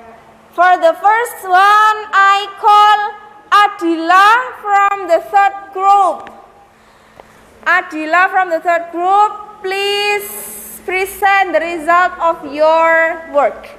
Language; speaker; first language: English; non-native, learner; Indonesian